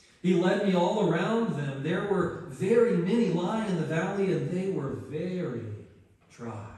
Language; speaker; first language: English; native; English